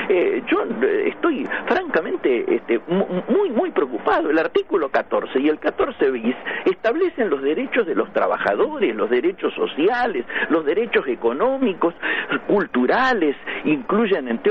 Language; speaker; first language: Spanish; native; Spanish